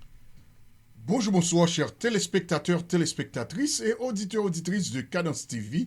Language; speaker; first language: Haitian Creole; native; Haitian Creole